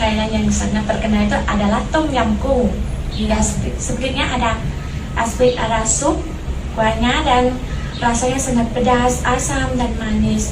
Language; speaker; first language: Indonesian; non-native, learner; Thai